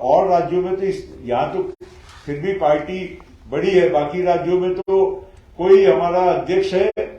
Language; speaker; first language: Hindi; non-native, local second language; Marathi